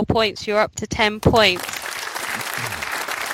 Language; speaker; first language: English; native; English